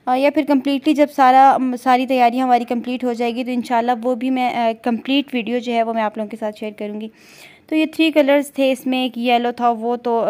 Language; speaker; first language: Urdu; non-native, local second language; Punjabi